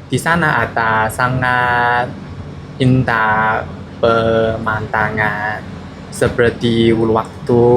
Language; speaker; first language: Indonesian; non-native, learner; Chinese